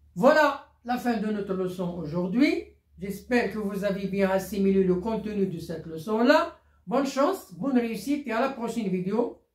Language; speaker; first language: French; non-native, local second language; Arabic